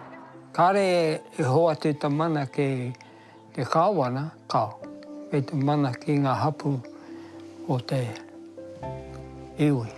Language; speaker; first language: Māori; non-native, local second language; English